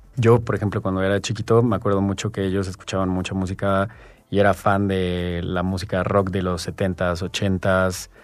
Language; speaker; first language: Spanish; native; Spanish